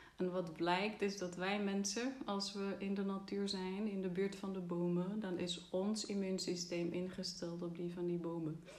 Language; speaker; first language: Dutch; non-native, fluent; Czech